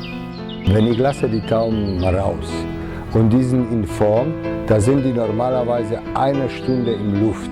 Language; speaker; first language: German; non-native, fluent; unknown